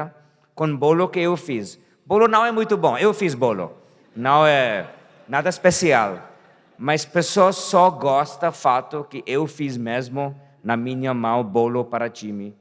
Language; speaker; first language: Portuguese; non-native, fluent; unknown